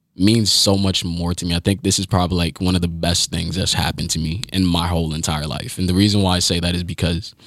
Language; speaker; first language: English; early bilingual, other home language; Haitian Creole